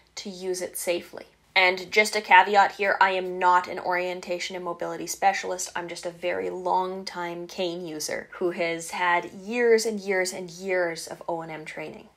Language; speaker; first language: English; native; English